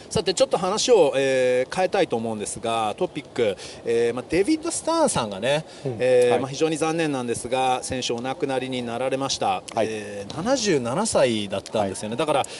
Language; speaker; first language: Japanese; native; Japanese